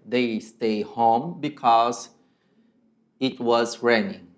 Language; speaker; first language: English; non-native, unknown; Portuguese